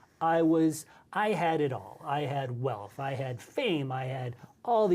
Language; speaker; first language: English; native; English